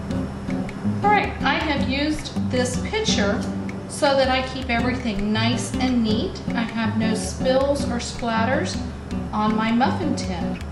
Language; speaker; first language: English; native; English